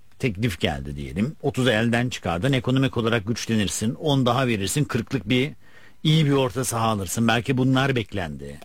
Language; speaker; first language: Turkish; native; Turkish